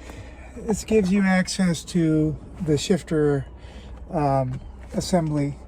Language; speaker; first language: English; native; English